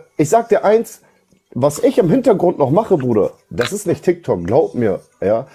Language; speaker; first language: German; early bilingual, other home language; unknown